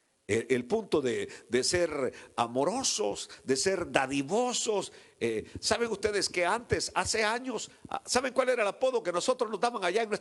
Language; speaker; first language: Spanish; native; Spanish